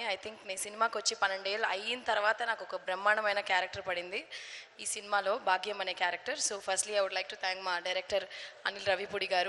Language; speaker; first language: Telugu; non-native, fluent; Tamil